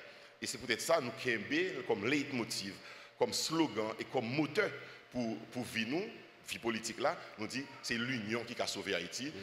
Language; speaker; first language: French; non-native, local second language; Haitian Creole